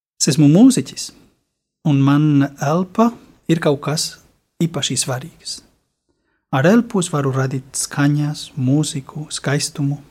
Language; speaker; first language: Latvian; non-native, fluent; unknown